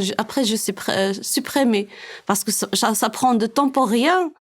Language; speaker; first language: French; non-native, learner; Arabic